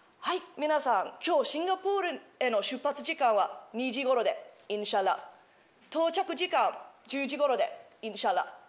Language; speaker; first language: Japanese; non-native, fluent; English